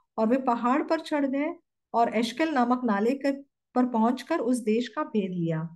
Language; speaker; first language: Hindi; non-native, fluent; Korean